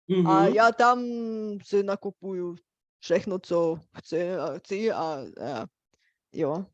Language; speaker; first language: Czech; non-native, fluent; Bulgarian